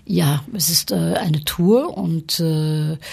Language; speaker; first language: German; early bilingual, heritage; French